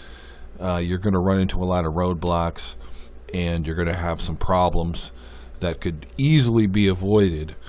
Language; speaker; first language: English; native; English